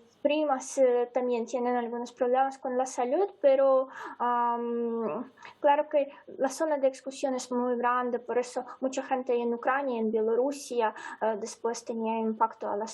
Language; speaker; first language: Spanish; non-native, fluent; Ukrainian